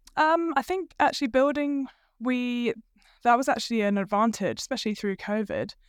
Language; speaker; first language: English; native; English